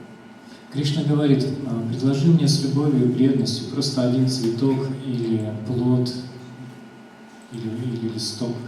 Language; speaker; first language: Russian; native; Russian